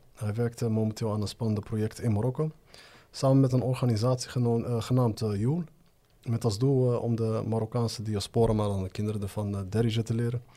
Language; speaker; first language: Dutch; native; Dutch